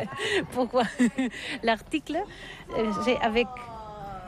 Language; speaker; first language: French; non-native, learner; Catalan